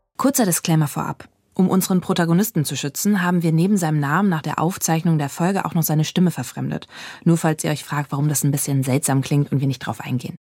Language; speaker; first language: German; native; German